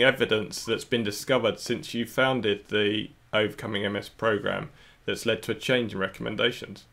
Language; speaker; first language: English; native; English